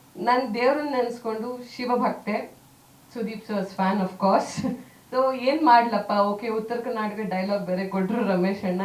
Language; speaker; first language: Kannada; native; Kannada